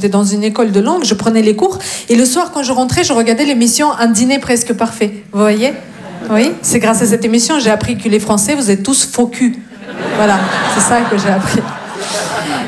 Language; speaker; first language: French; non-native, fluent; Russian